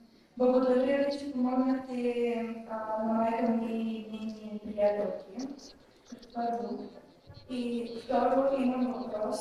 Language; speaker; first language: Russian; non-native, learner; Bulgarian